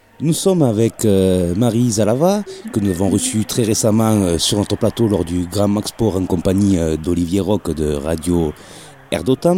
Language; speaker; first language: French; native; French